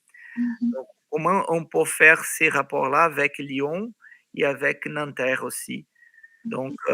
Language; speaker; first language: French; non-native, fluent; Portuguese